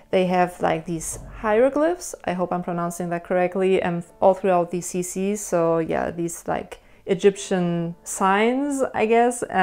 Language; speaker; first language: English; non-native, fluent; German